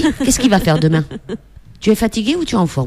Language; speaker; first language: French; native; French